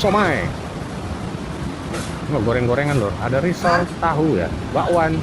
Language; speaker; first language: Indonesian; native; Indonesian